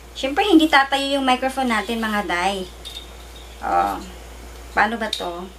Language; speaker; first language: Filipino; native; Filipino